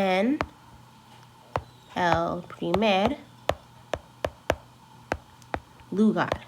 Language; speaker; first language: Spanish; non-native, learner; English